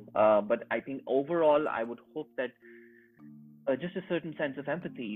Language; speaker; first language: English; non-native, local second language; Urdu